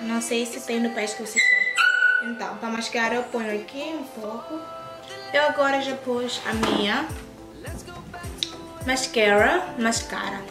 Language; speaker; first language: Portuguese; early bilingual, heritage; English